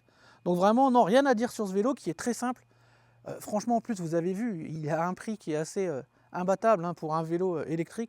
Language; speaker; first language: French; native; French